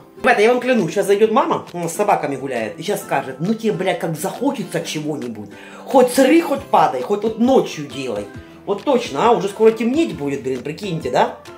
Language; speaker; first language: Russian; native; Russian